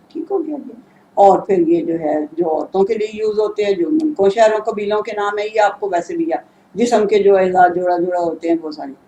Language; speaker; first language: Urdu; native; Urdu